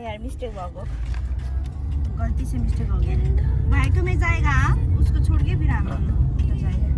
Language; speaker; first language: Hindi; non-native, learner; Nepali